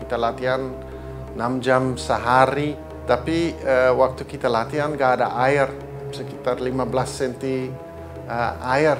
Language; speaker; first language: Indonesian; non-native, learner; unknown